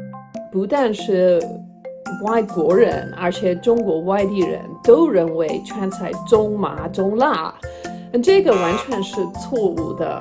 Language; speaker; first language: Chinese; non-native, fluent; English